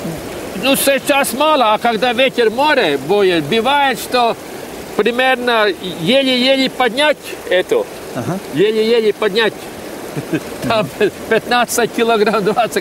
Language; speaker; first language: Russian; non-native, local second language; Latvian